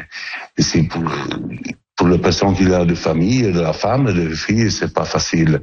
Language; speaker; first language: French; non-native, learner; Italian